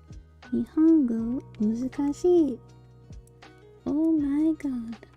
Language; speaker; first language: Japanese; non-native, learner; English